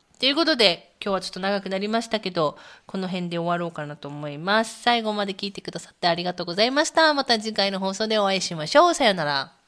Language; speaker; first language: Japanese; native; Japanese